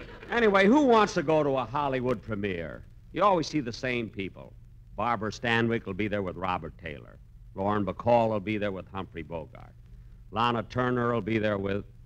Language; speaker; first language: English; native; English